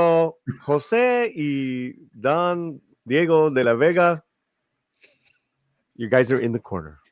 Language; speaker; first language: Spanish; early bilingual, heritage; Spanish